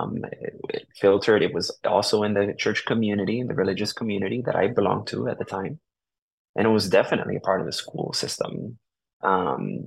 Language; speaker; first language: English; early bilingual, other home language; Spanish